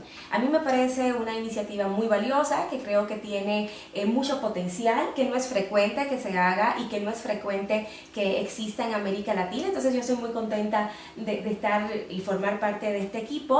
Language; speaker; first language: Spanish; native; Spanish